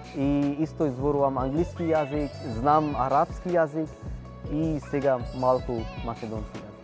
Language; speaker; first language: Macedonian; non-native, learner; Urdu